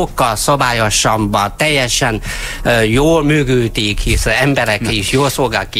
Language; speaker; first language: Hungarian; non-native, learner; Chinese